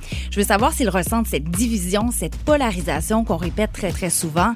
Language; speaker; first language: French; native; French